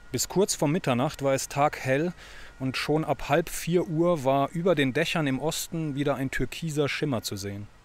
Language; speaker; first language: German; early bilingual, other home language; Polish